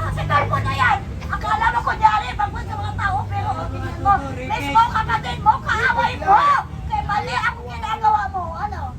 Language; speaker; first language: Filipino; non-native, local second language; Cebuano